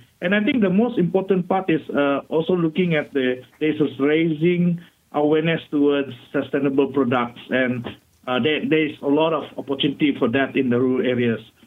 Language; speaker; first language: English; non-native, local second language; Malay